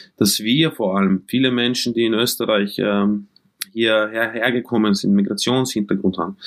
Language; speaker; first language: German; early bilingual, other home language; Croatian